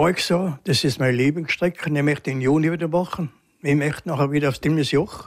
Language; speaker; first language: German; native; German